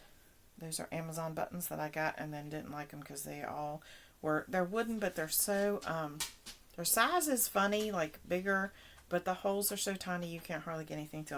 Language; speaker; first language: English; native; English